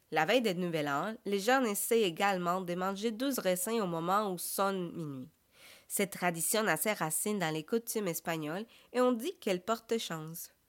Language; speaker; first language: French; non-native, fluent; Spanish